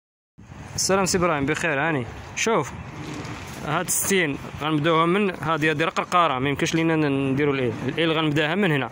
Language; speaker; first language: Arabic; native; Arabic